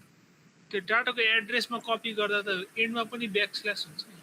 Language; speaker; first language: Nepali; native; Nepali